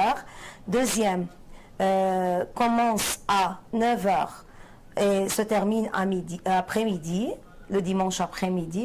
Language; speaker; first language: French; non-native, fluent; Arabic